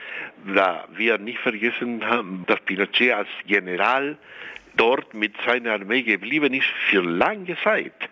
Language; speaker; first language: German; non-native, fluent; Spanish